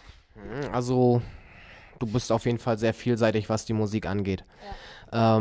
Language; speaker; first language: German; native; German